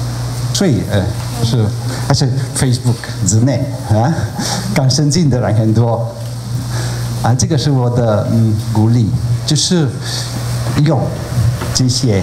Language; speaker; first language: Chinese; non-native, fluent; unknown